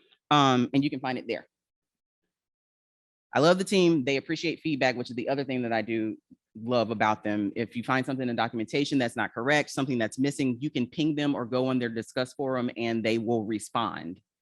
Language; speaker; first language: English; native; English